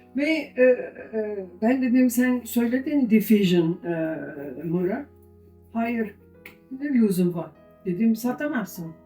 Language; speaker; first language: Turkish; non-native, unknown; German